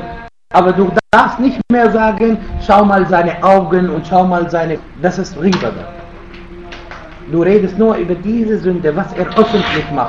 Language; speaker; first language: German; non-native, fluent; Arabic